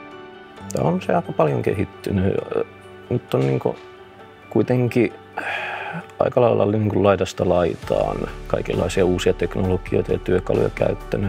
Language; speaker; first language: Finnish; native; Finnish